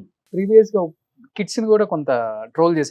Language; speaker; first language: Telugu; native; Telugu